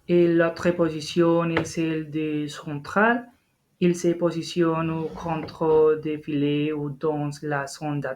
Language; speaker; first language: French; non-native, learner; Spanish